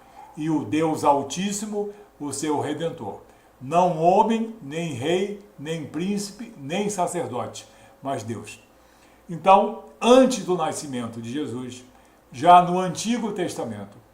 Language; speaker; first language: Portuguese; native; Portuguese